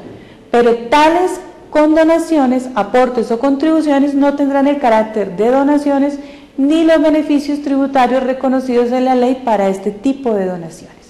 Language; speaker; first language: Spanish; native; Spanish